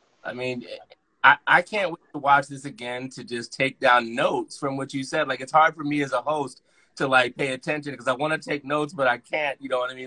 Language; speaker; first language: English; native; English